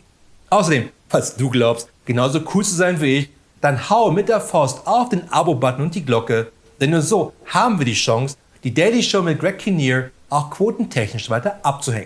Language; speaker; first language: German; native; German